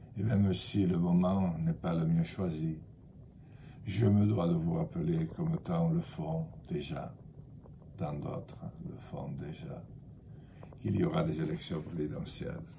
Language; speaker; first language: French; native; French